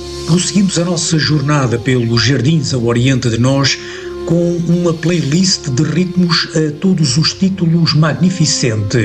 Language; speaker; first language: Portuguese; native; Portuguese